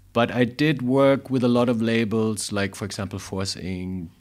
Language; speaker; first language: English; non-native, fluent; German